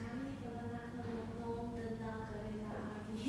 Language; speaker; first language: Indonesian; non-native, learner; Chinese